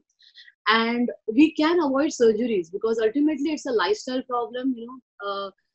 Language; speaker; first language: English; non-native, local second language; Marathi